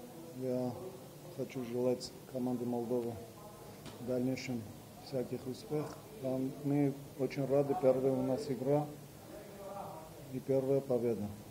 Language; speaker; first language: Russian; non-native, fluent; Armenian